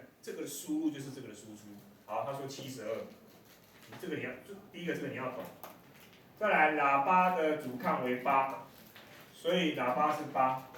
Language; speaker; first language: Chinese; native; Chinese